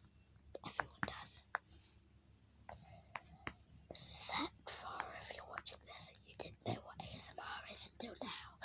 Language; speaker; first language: English; native; English